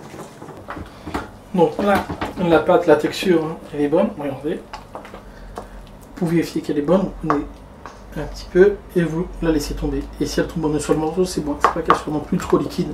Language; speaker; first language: French; native; French